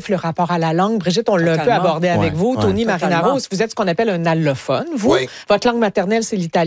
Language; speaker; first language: French; native; French